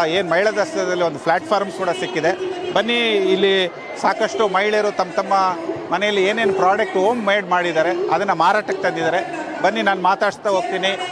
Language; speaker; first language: Kannada; non-native, local second language; Kodava